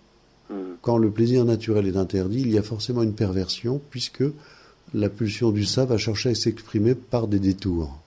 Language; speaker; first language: French; native; French